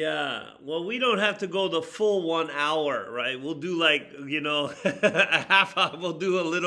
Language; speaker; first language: English; non-native, fluent; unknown